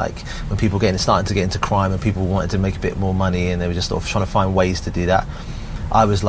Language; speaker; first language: English; native; English